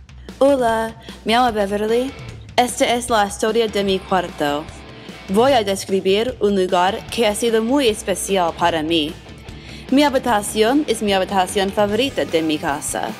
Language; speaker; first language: Spanish; non-native, learner; English